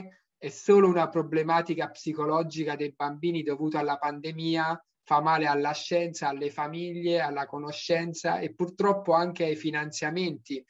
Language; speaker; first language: Italian; native; Italian